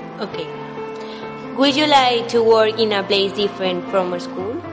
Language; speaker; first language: English; non-native, learner; Spanish